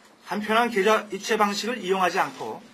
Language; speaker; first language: Korean; native; Korean